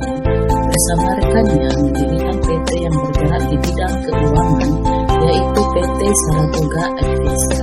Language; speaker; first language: Indonesian; native; Indonesian